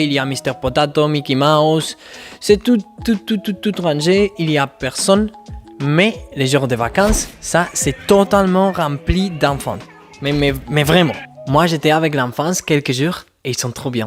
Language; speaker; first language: French; non-native, fluent; Spanish